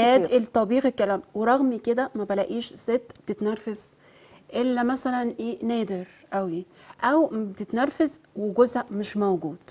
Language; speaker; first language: Arabic; native; Arabic